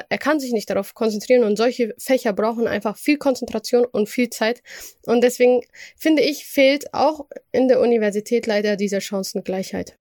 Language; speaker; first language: German; early bilingual, other home language; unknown